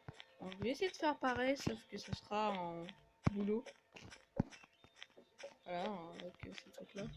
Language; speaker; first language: French; native; French